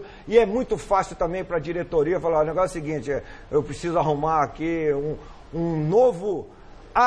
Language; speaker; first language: Portuguese; native; Portuguese